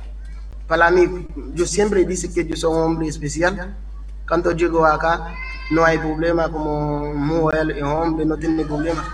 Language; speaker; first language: Spanish; non-native, learner; Haitian Creole